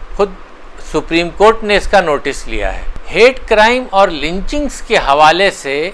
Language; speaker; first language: Hindi; native; Hindi